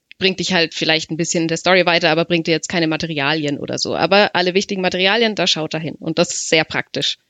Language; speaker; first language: German; native; German